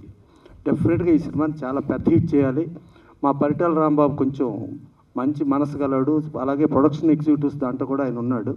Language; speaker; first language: Telugu; native; Telugu